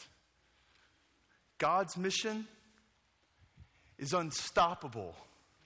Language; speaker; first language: English; native; English